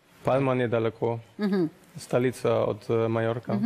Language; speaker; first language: Russian; non-native, learner; German